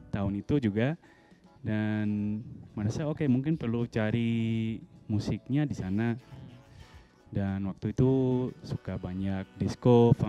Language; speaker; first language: Indonesian; non-native, fluent; Dutch